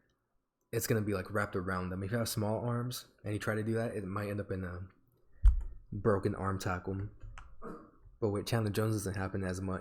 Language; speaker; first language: English; native; English